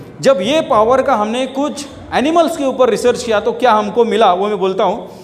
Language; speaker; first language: Hindi; non-native, local second language; Marathi